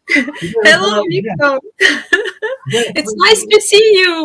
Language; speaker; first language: English; non-native, fluent; Ukrainian